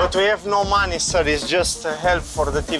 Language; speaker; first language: English; non-native, learner; Romanian